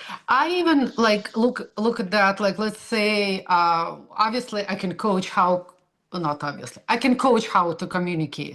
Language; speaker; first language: English; non-native, fluent; Russian